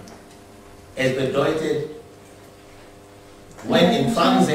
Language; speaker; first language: German; non-native, learner; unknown